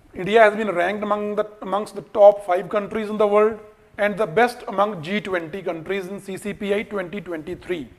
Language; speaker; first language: English; non-native, local second language; Punjabi